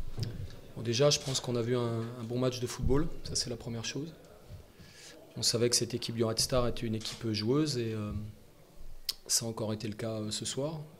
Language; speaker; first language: French; native; French